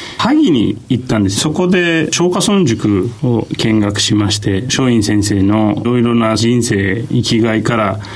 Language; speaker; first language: Japanese; non-native, fluent; Turkish